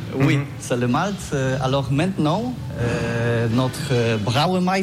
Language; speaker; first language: French; non-native, learner; Polish